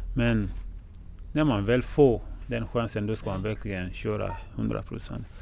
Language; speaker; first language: Swedish; non-native, fluent; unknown